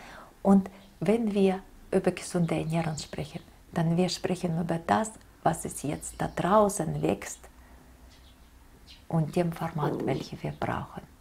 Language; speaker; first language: German; non-native, fluent; Russian